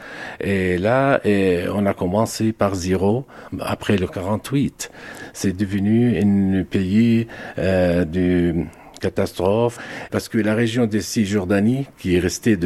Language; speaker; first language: French; non-native, local second language; Arabic